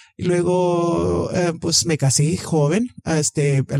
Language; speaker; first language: Spanish; early bilingual, heritage; Spanish